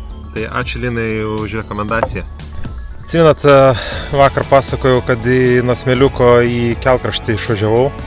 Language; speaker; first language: Lithuanian; native; Lithuanian